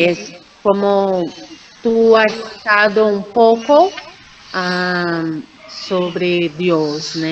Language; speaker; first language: Spanish; non-native, fluent; Portuguese